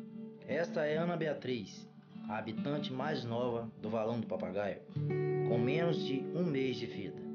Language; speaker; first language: Portuguese; native; Portuguese